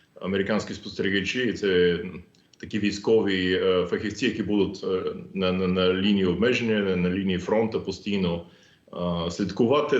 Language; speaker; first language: Ukrainian; non-native, fluent; English